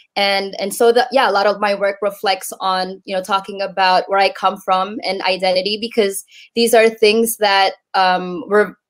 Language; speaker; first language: English; native; English